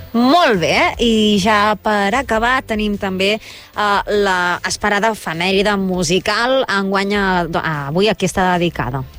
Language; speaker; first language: Catalan; native; Catalan